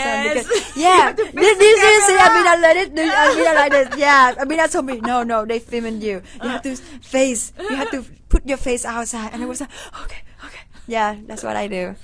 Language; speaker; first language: English; non-native, fluent; Vietnamese